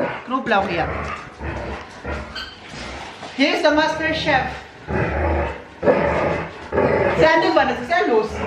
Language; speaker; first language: German; non-native, learner; Filipino